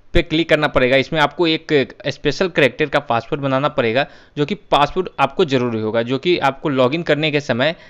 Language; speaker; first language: Hindi; native; Hindi